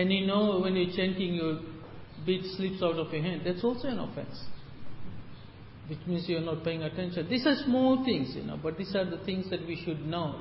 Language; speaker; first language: English; native; English